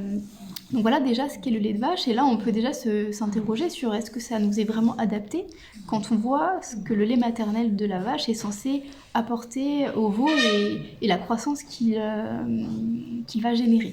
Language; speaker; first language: French; native; French